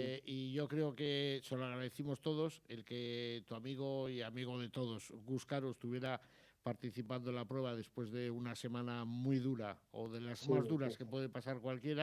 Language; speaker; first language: Spanish; native; Spanish